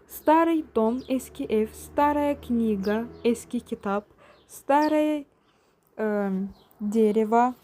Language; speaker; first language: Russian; non-native, fluent; Turkish